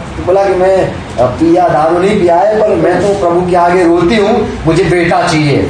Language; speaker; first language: Hindi; non-native, local second language; Gujarati